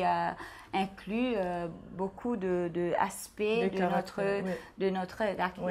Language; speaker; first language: French; non-native, local second language; Seselwa Creole French